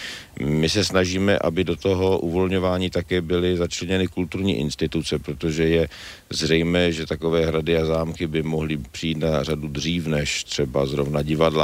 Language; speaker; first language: Czech; native; Czech